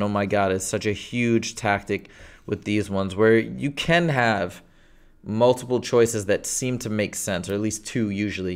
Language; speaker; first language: English; native; English